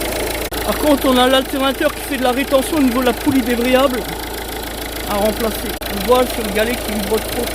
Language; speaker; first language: French; native; French